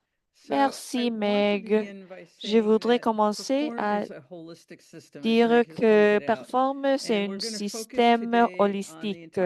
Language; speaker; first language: French; non-native, fluent; English